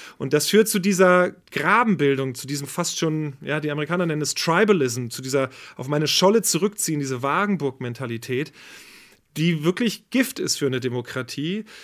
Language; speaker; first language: German; native; German